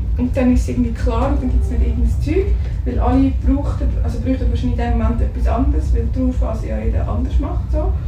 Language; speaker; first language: German; native; German